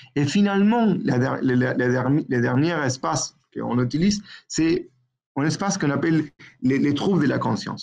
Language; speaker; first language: French; non-native, fluent; Spanish